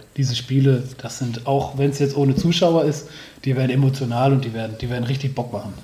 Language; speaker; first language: German; native; German